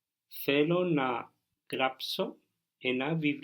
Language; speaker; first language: Greek; non-native, learner; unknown